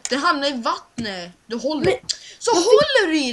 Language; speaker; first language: Swedish; native; Swedish